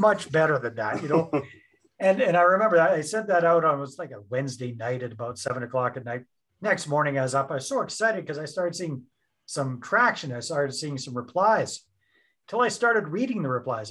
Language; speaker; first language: English; native; English